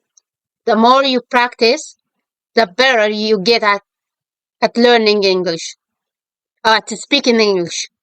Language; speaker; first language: English; non-native, fluent; Arabic